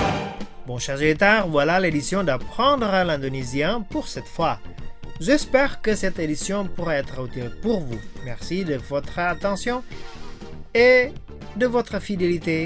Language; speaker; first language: French; non-native, fluent; Indonesian